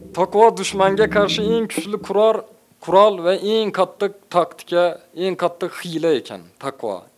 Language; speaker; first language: Uzbek; native; Uzbek